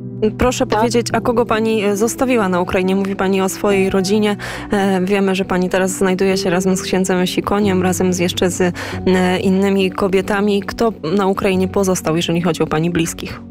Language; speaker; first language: Polish; native; Polish